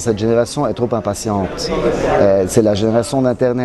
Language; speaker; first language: French; non-native, local second language; Arabic